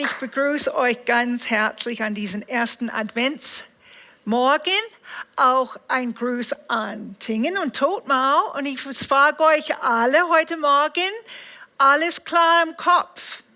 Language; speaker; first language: German; non-native, fluent; English